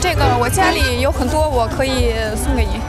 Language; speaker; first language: Chinese; non-native, learner; Russian